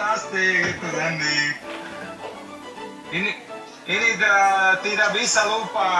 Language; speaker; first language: Indonesian; non-native, learner; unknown